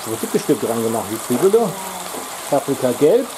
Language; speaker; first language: German; native; German